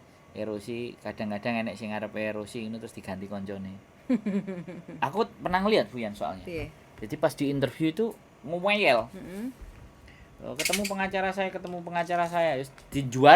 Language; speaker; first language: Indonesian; non-native, local second language; Javanese